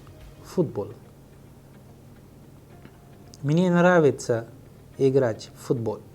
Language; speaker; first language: Russian; non-native, fluent; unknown